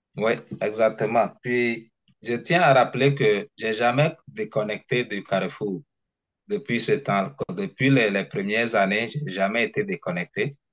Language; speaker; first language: French; non-native, local second language; Ewe